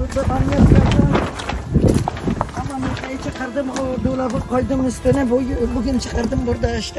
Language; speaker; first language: Turkish; non-native, local second language; Arabic